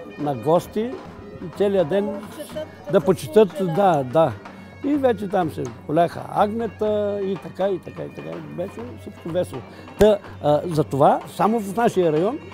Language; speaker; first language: Bulgarian; native; Bulgarian